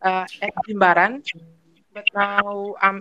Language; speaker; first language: English; non-native, learner; Indonesian